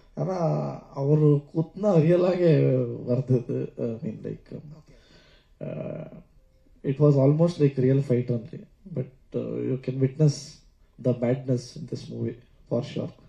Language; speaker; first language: Tamil; non-native, learner; Kannada